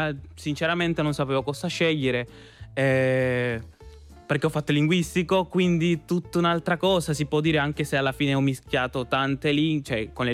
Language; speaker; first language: Italian; non-native, fluent; Spanish